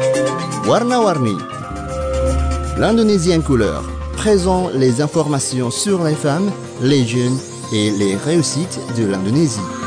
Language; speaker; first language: French; non-native, fluent; Indonesian